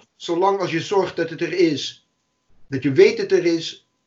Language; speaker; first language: Dutch; non-native, fluent; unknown